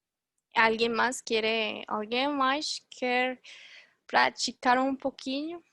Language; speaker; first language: Portuguese; non-native, fluent; Spanish